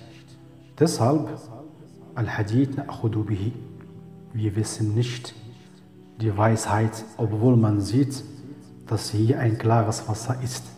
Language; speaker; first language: German; non-native, learner; Arabic